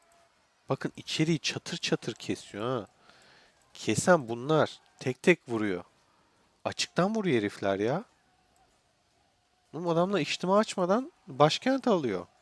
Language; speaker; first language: Turkish; native; Turkish